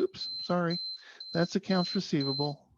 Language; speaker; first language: English; native; English